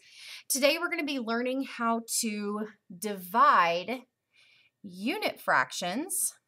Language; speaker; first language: English; native; English